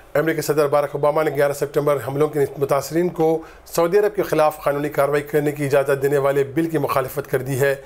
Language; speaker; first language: Urdu; native; Urdu